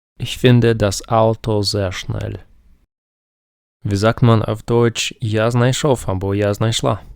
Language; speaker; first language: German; non-native, fluent; Ukrainian